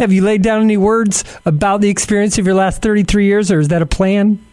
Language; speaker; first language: English; native; English